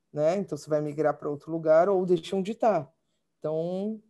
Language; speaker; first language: Portuguese; native; Portuguese